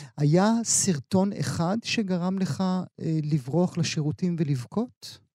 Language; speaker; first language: Hebrew; native; Hebrew